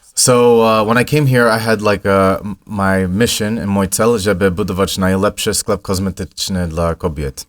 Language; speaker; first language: Polish; non-native, learner; English